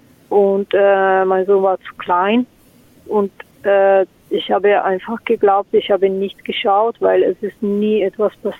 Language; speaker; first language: German; non-native, fluent; Italian